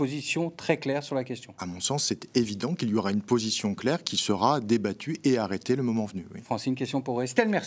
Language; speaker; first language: French; native; French